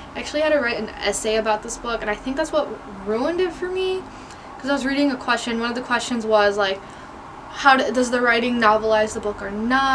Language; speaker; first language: English; native; English